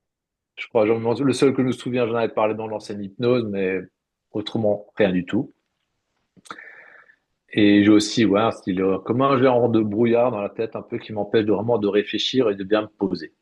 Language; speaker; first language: French; native; French